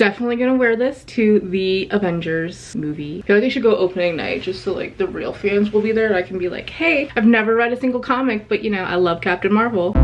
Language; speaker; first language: English; native; English